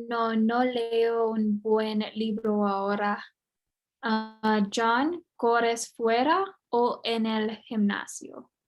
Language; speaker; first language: Spanish; non-native, learner; English